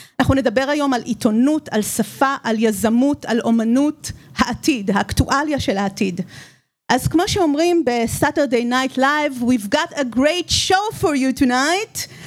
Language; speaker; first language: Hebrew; native; Hebrew